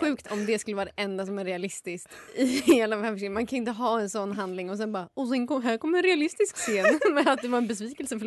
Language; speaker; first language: Swedish; native; Swedish